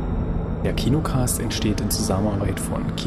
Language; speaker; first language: German; native; German